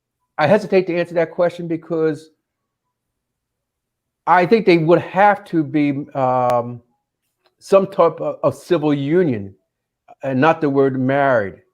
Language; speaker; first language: English; native; English